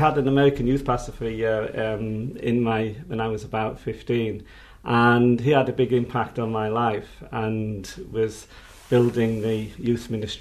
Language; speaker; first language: English; native; English